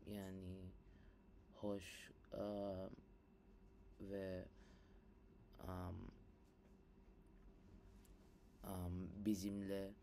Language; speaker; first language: Turkish; non-native, learner; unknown